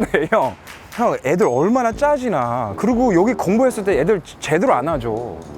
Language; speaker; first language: Korean; non-native, fluent; English